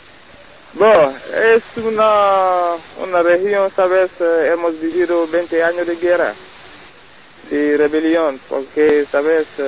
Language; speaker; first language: Spanish; non-native, learner; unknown